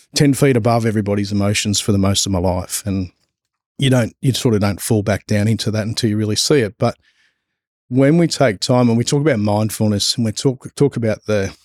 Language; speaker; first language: English; native; English